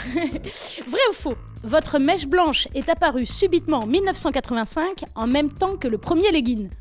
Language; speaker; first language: French; native; French